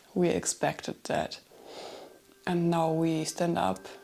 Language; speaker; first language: English; non-native, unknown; German